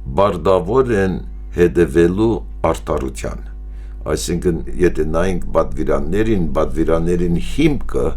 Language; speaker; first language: Armenian; early bilingual, heritage; Armenian